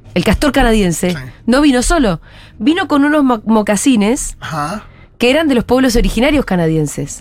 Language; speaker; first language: Spanish; native; Spanish